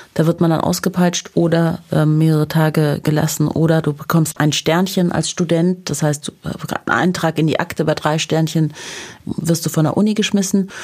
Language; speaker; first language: German; native; German